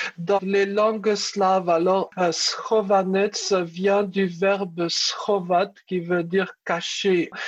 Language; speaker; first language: French; early bilingual, other home language; Czech